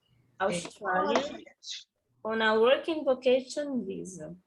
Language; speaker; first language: English; non-native, learner; Portuguese